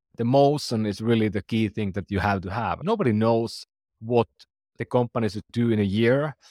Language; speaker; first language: English; non-native, fluent; Finnish